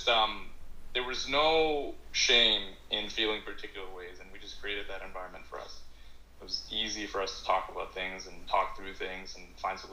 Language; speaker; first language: English; native; English